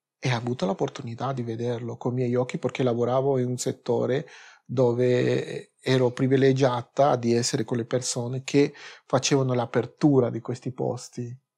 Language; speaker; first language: Italian; non-native, fluent; Spanish